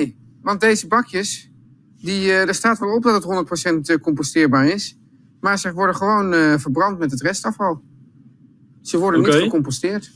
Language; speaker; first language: Dutch; native; Dutch